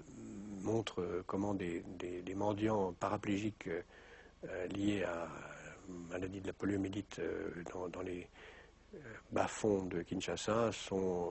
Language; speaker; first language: French; native; French